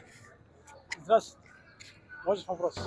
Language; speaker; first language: Russian; non-native, learner; Somali